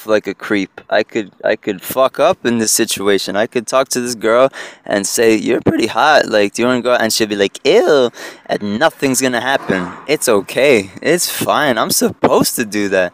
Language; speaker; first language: English; early bilingual, other home language; Spanish